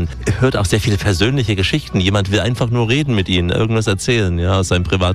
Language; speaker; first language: German; native; German